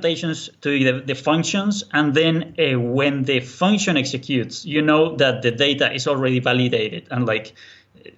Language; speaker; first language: English; non-native, fluent; Spanish